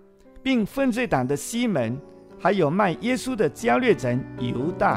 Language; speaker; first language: Chinese; native; Chinese